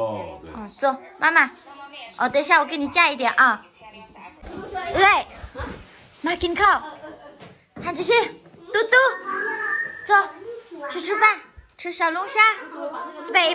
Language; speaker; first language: Chinese; non-native, fluent; Lao